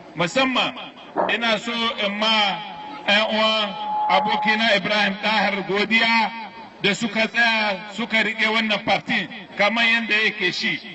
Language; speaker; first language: Hausa; non-native, local second language; Arabic